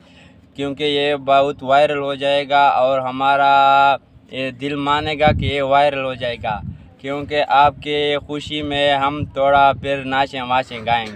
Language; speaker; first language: Hindi; non-native, learner; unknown